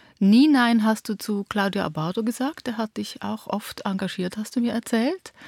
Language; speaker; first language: German; native; German